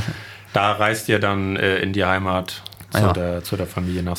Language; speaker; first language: German; native; German